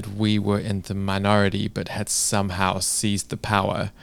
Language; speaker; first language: English; native; English